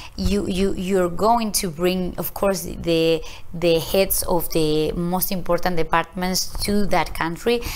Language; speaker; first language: English; non-native, learner; Spanish